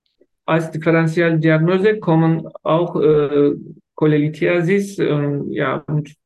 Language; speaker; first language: German; non-native, learner; Turkish